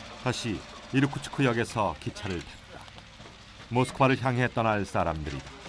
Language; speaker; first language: Korean; native; Korean